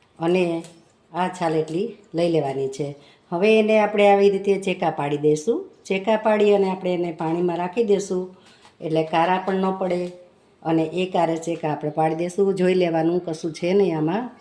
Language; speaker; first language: Gujarati; native; Gujarati